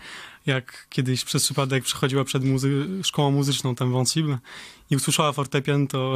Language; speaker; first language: Polish; early bilingual, heritage; Polish